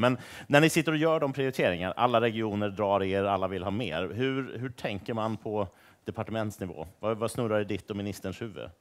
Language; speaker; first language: Swedish; native; Swedish